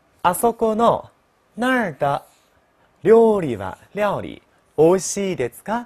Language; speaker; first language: Japanese; non-native, fluent; Chinese